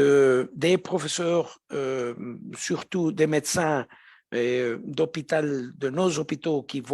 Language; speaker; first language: French; non-native, fluent; Spanish